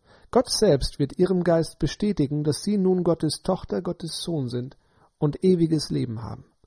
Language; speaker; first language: German; native; German